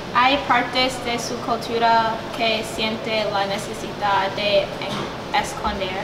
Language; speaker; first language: Spanish; non-native, learner; English